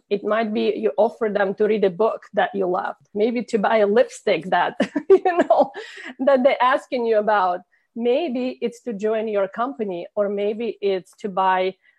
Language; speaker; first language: English; non-native, fluent; Russian